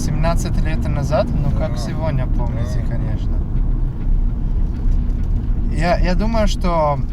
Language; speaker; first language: Russian; non-native, learner; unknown